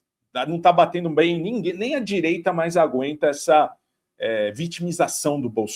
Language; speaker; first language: Portuguese; native; Portuguese